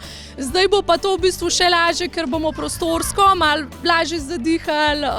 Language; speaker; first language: Slovenian; native; Slovenian